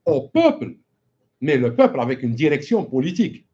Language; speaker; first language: French; non-native, local second language; Arabic